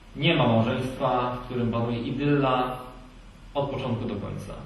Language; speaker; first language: Polish; native; Polish